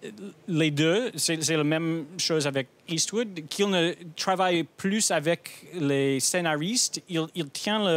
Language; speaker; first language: French; non-native, fluent; English